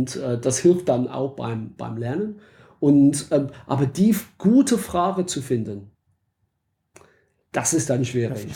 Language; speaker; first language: German; non-native, fluent; English